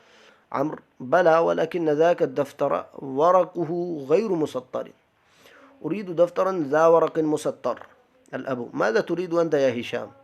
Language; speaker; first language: Arabic; non-native, fluent; Urdu